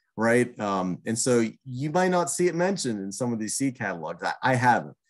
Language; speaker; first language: English; native; English